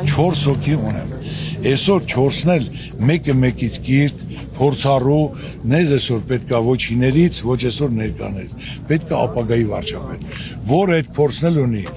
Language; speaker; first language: Armenian; native; Armenian